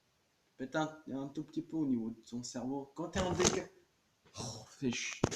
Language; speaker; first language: French; native; French